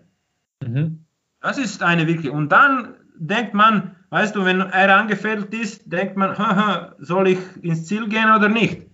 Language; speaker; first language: German; non-native, fluent; Croatian